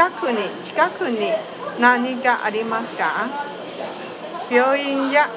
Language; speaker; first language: Japanese; non-native, learner; Chinese